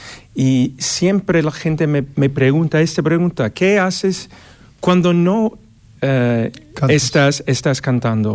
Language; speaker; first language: Spanish; non-native, fluent; English